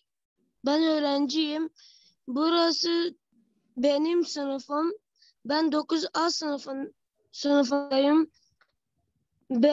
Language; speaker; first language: Turkish; non-native, learner; Persian